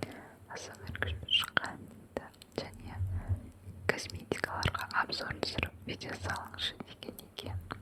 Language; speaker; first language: Kazakh; non-native, local second language; Russian